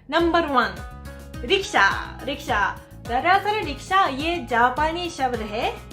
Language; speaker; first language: Hindi; non-native, fluent; Japanese